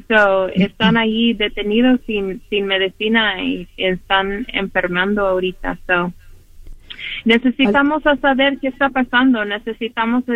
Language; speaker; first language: Spanish; early bilingual, heritage; Spanish